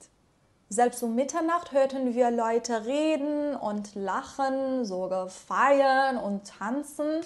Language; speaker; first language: German; non-native, fluent; Persian